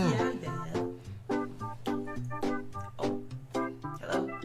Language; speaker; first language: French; non-native, learner; English